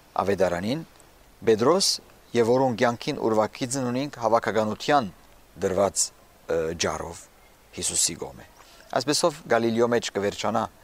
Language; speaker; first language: Armenian; early bilingual, heritage; Armenian